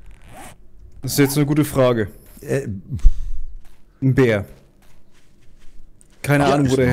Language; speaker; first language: German; native; German